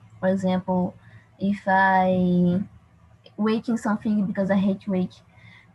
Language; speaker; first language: English; non-native, learner; Portuguese